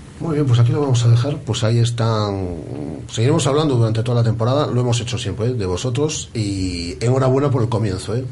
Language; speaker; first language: Spanish; native; Spanish